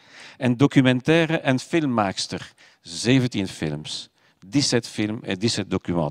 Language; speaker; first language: Dutch; non-native, local second language; French